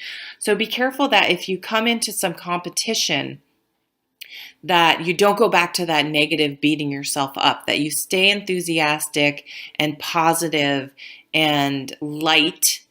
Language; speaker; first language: English; native; English